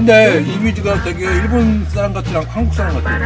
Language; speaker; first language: Korean; non-native, fluent; Japanese